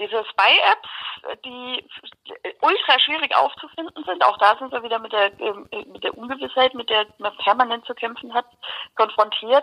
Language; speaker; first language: German; native; German